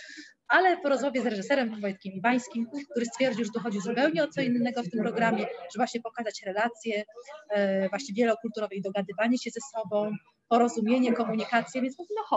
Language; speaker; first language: Polish; native; Polish